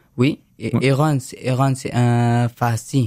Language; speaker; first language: French; non-native, learner; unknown